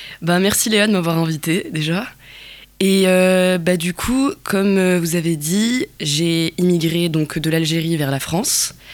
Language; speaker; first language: French; non-native, local second language; Kabyle